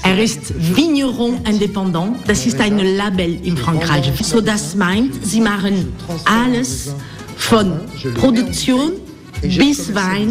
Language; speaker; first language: German; non-native, learner; French